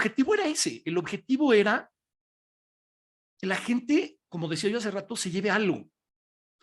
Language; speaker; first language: Spanish; native; Spanish